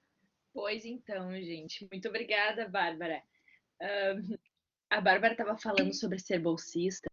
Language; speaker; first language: Portuguese; native; Portuguese